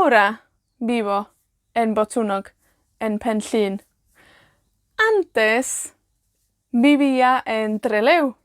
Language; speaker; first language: Spanish; non-native, fluent; Welsh